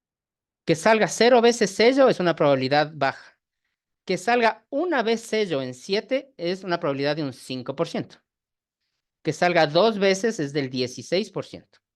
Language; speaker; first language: Spanish; native; Spanish